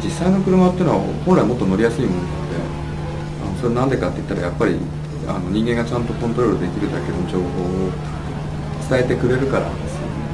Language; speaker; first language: Japanese; native; Japanese